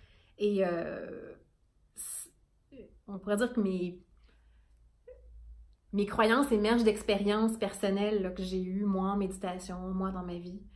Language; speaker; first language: French; native; French